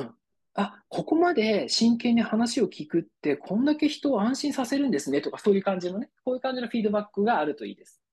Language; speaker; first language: Japanese; native; Japanese